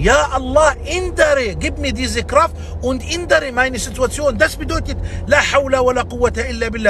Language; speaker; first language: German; non-native, fluent; Arabic